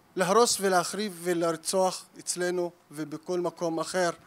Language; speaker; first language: Hebrew; native; Hebrew